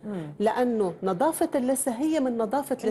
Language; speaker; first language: Arabic; native; Arabic